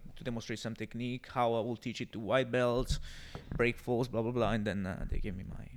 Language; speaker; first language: English; non-native, fluent; Italian